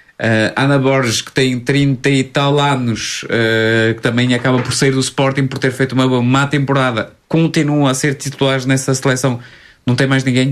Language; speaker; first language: Portuguese; native; Portuguese